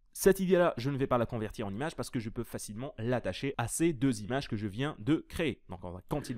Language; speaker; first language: French; native; French